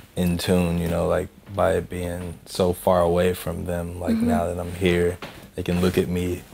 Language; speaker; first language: English; native; English